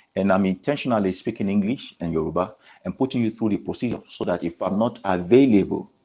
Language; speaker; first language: English; non-native, local second language; Yoruba